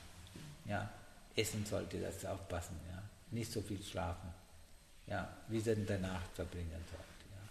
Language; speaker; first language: German; non-native, learner; Sinhala